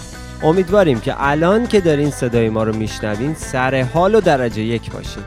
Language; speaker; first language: Persian; native; Persian